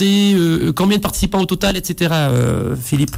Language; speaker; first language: French; native; French